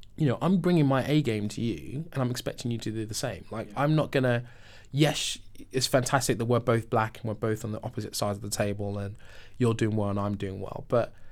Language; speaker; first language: English; native; English